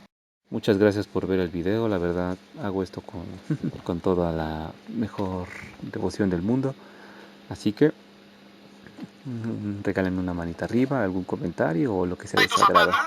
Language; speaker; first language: Spanish; native; Spanish